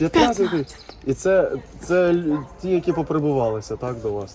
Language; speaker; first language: Ukrainian; native; Ukrainian